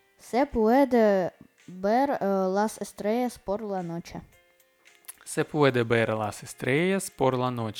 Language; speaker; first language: Spanish; non-native, learner; Russian